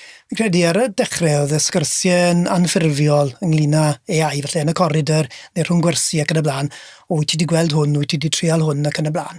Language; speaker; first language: Welsh; native; Welsh